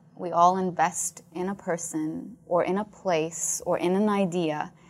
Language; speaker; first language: English; non-native, fluent; Arabic